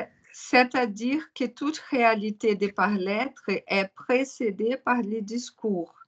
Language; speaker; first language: French; non-native, fluent; Portuguese